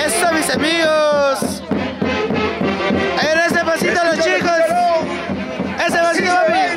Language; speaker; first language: Spanish; native; Spanish